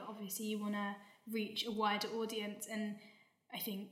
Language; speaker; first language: English; native; English